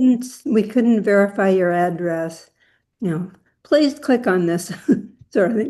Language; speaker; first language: English; native; English